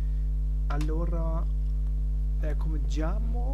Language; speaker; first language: Italian; non-native, learner; German